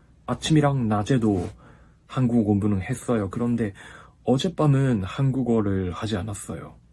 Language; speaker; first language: Korean; non-native, fluent; Japanese